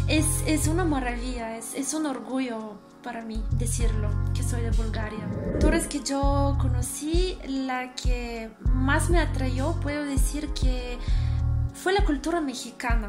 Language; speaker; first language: Spanish; non-native, fluent; Bulgarian